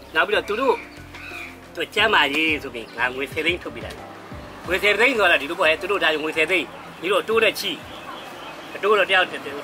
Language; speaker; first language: Burmese; native; Burmese